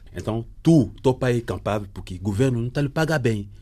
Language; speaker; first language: Portuguese; non-native, learner; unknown